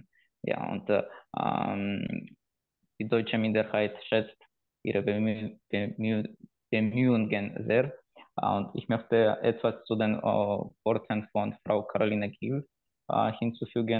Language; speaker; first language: German; non-native, fluent; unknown